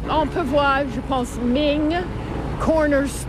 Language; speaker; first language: French; non-native, fluent; English